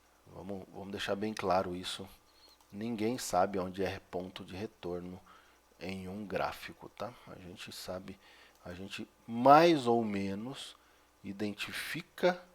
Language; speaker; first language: Portuguese; native; Portuguese